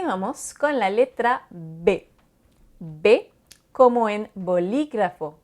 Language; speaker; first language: Spanish; non-native, fluent; French